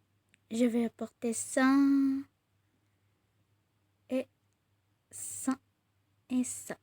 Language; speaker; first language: French; non-native, learner; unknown